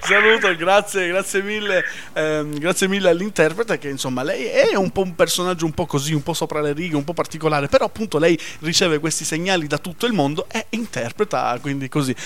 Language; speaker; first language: Italian; native; Italian